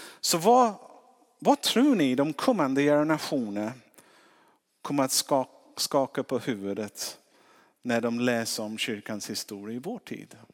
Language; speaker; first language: Swedish; non-native, fluent; English